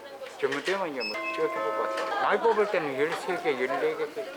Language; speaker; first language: Korean; native; Korean